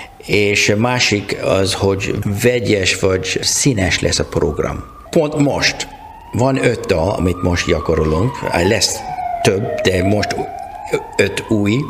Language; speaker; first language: Hungarian; non-native, learner; English